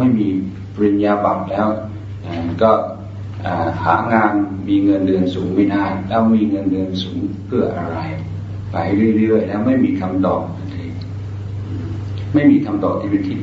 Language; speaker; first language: Thai; non-native, fluent; English